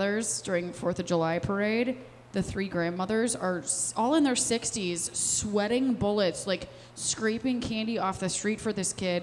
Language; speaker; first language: English; native; English